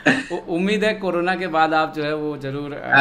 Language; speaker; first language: Hindi; native; Hindi